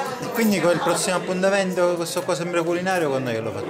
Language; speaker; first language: Italian; native; Italian